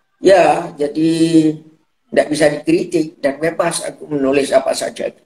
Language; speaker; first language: Indonesian; non-native, local second language; Madurese